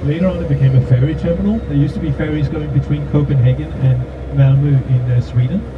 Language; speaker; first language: English; non-native, fluent; Danish